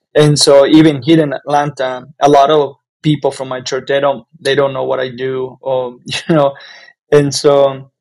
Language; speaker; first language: English; non-native, fluent; Spanish